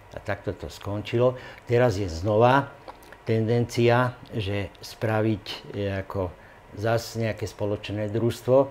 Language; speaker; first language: Slovak; native; Slovak